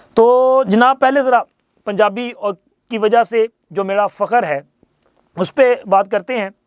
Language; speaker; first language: Urdu; non-native, local second language; Punjabi